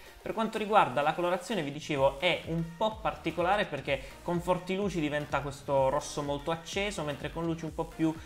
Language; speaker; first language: Italian; native; Italian